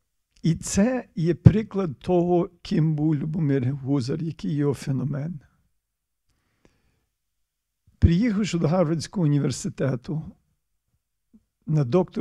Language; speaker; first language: Ukrainian; early bilingual, heritage; Ukrainian